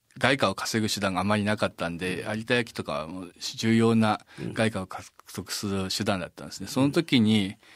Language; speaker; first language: Japanese; native; Japanese